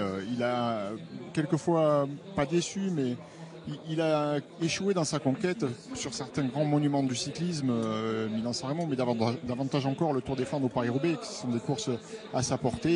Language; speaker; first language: French; native; French